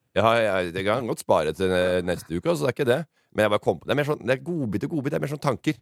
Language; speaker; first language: Norwegian; native; Norwegian